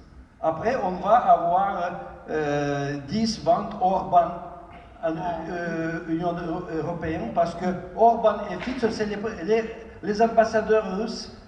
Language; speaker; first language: French; non-native, fluent; Ukrainian